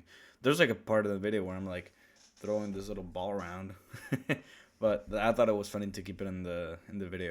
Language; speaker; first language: English; early bilingual, other home language; Spanish